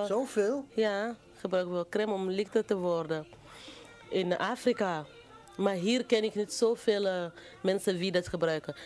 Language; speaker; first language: Dutch; non-native, fluent; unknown